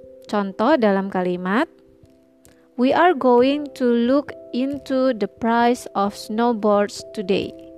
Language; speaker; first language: English; non-native, fluent; Indonesian